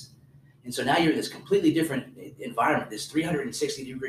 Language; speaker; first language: English; native; English